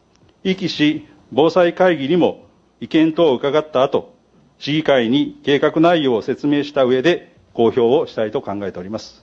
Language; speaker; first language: Japanese; native; Japanese